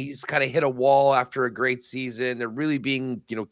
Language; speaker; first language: English; native; English